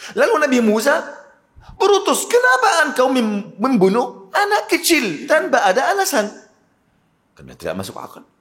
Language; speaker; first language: Malay; non-native, fluent; Arabic